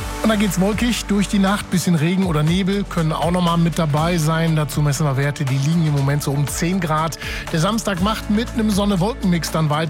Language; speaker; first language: German; native; German